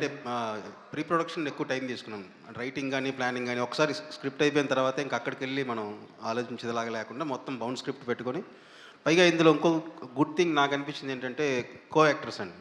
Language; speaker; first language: Telugu; native; Telugu